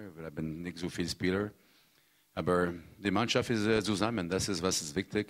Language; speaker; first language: German; non-native, fluent; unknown